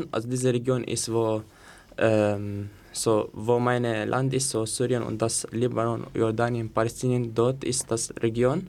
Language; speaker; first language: German; non-native, learner; Arabic